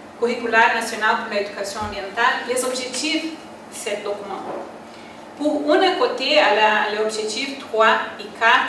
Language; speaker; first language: French; non-native, learner; Portuguese